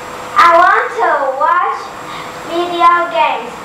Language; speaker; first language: English; non-native, learner; Chinese